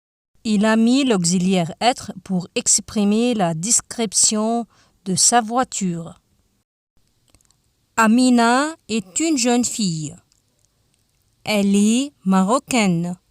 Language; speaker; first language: French; non-native, fluent; Arabic